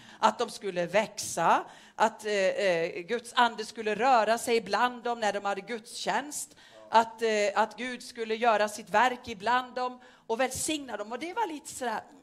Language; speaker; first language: Swedish; non-native, fluent; Norwegian